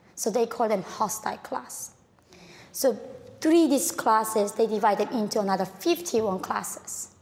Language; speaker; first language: English; non-native, fluent; Korean